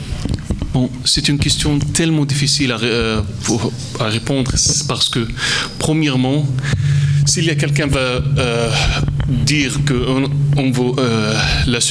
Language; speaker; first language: French; non-native, fluent; Arabic